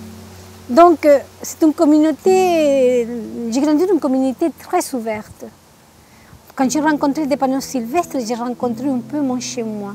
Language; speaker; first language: French; native; French